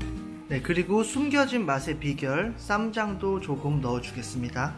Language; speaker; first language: Korean; native; Korean